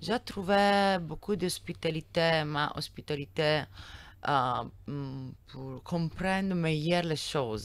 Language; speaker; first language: French; non-native, learner; Italian